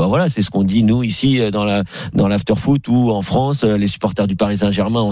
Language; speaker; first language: French; native; French